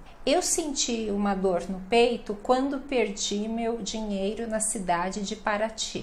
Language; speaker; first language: Portuguese; native; Portuguese